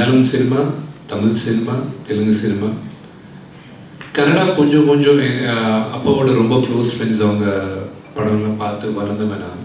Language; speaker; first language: Tamil; non-native, local second language; Telugu